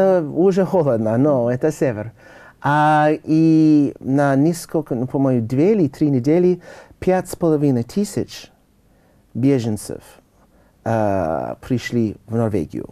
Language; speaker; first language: Russian; non-native, learner; English